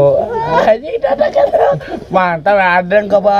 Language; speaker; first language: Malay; non-native, local second language; Sundanese